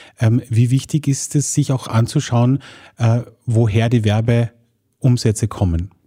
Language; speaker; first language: German; native; German